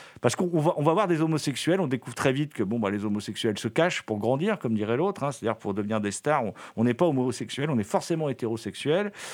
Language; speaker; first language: French; native; French